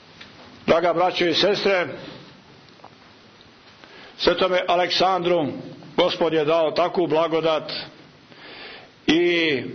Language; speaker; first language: Croatian; native; Croatian